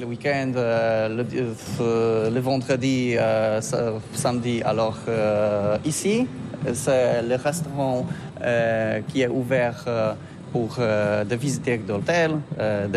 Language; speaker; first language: French; non-native, learner; Polish